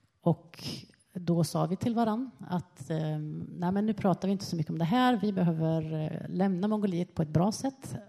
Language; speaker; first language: Swedish; native; Swedish